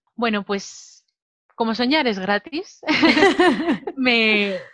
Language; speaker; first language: Spanish; native; Spanish